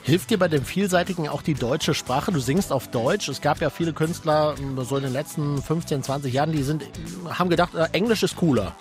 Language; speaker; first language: German; native; German